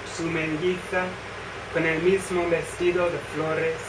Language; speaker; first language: Spanish; non-native, fluent; English